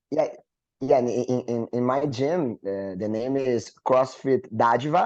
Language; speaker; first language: English; non-native, learner; Portuguese